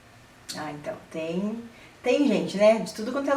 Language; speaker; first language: Portuguese; native; Portuguese